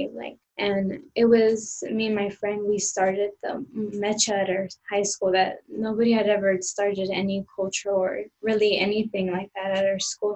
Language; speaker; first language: English; early bilingual, other home language; Spanish